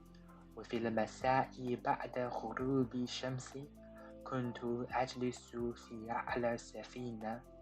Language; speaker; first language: Arabic; non-native, fluent; Chinese